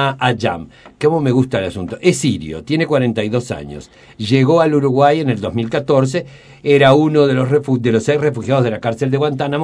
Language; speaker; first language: Spanish; native; Spanish